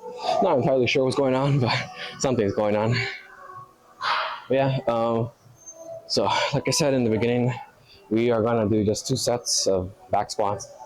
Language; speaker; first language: English; native; English